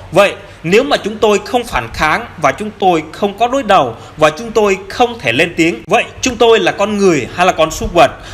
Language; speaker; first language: Vietnamese; non-native, local second language; Jarai